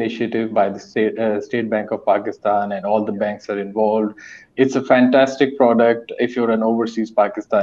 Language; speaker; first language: English; non-native, local second language; Urdu